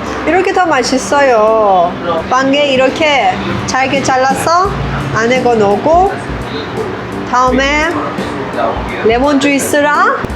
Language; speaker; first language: Korean; non-native, learner; Persian